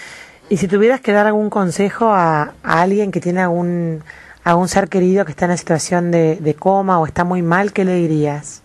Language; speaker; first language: Spanish; native; Spanish